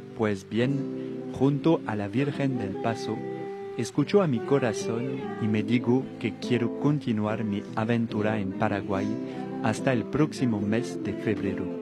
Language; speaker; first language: Spanish; non-native, fluent; French